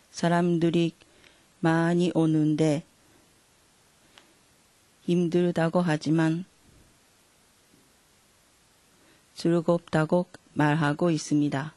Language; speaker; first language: Korean; non-native, fluent; Japanese